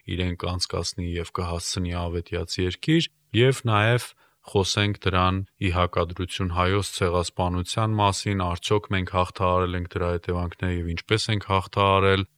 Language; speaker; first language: Armenian; native; Armenian